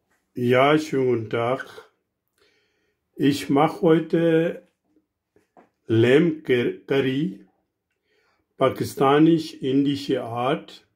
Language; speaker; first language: German; non-native, learner; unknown